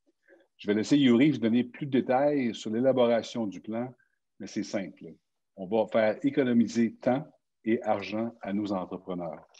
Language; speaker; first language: French; native; French